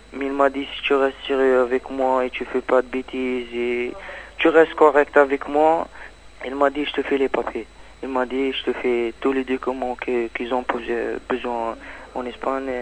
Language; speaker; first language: French; non-native, learner; Arabic